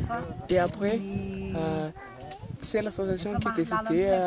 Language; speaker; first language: French; non-native, local second language; Malagasy